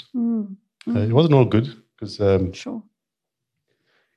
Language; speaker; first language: English; native; English